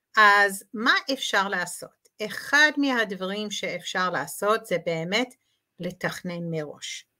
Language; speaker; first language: Hebrew; native; Hebrew